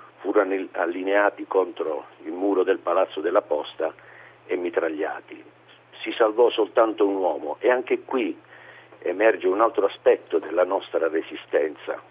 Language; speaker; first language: Italian; native; Italian